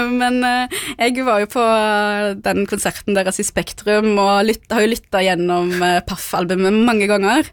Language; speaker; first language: Norwegian; early bilingual, other home language; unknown